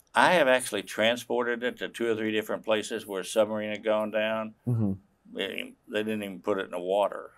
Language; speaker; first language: English; native; English